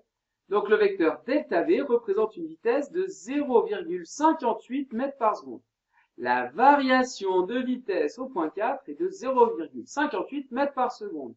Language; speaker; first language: French; native; French